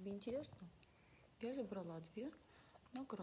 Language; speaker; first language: Russian; native; Russian